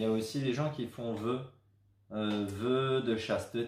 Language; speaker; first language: French; native; French